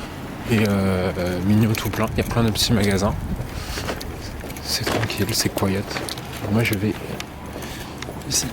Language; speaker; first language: French; native; French